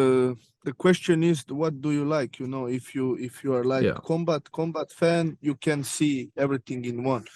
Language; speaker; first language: English; non-native, learner; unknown